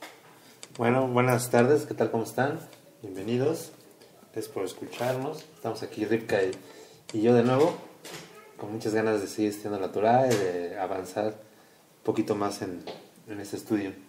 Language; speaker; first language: Spanish; native; Spanish